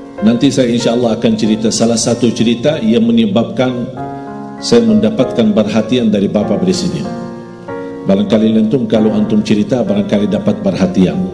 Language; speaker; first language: Indonesian; non-native, fluent; Arabic